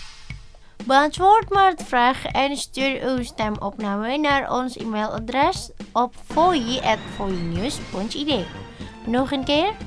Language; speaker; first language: Dutch; non-native, learner; Indonesian